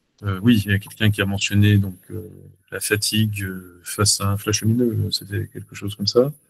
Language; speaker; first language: French; native; French